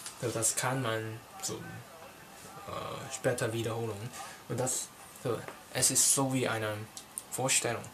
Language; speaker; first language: German; non-native, learner; Cantonese